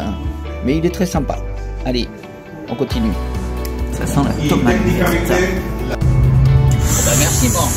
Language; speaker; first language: French; native; French